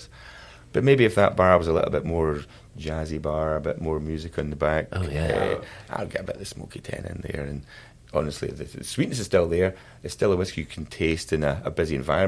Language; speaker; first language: English; native; English